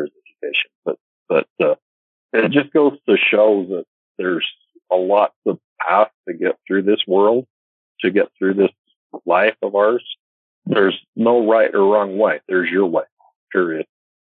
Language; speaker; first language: English; native; English